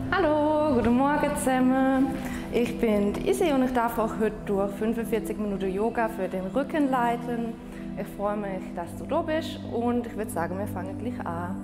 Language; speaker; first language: German; non-native, fluent; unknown